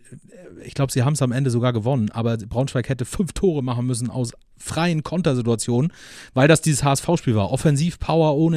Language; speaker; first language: German; native; German